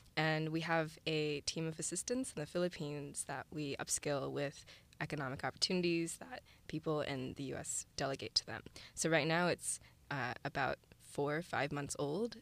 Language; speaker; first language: English; early bilingual, other home language; Chinese